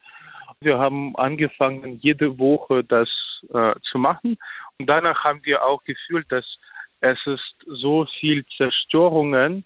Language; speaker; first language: German; non-native, fluent; Ukrainian